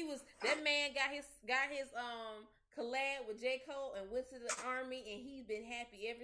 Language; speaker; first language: English; native; English